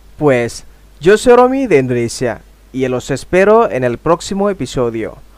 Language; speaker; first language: Spanish; non-native, fluent; Indonesian